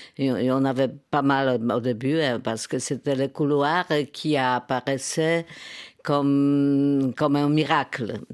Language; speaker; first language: French; non-native, fluent; Polish